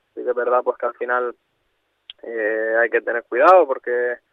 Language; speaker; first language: Spanish; native; Spanish